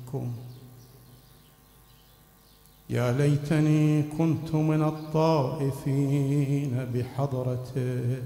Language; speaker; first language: Arabic; native; Arabic